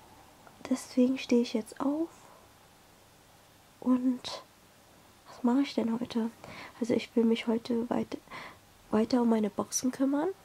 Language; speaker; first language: German; early bilingual, other home language; Vietnamese